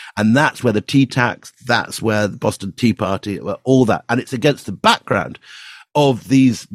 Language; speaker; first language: English; native; English